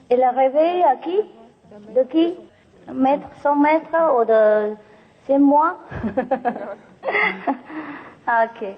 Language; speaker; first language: French; non-native, fluent; Vietnamese